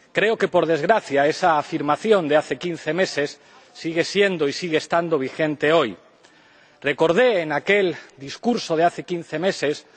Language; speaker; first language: Spanish; native; Spanish